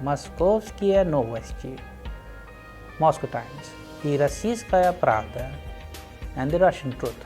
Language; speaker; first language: Russian; non-native, fluent; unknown